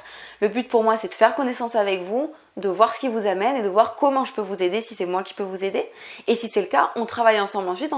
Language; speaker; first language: French; native; French